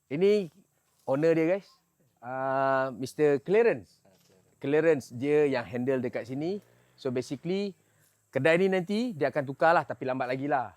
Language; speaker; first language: Malay; native; Malay